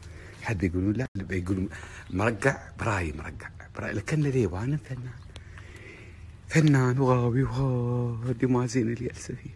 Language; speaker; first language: Arabic; native; Arabic